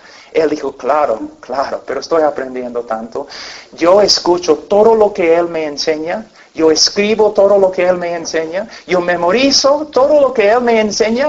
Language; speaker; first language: Spanish; non-native, fluent; English